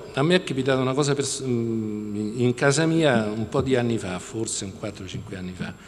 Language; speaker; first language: Italian; native; Italian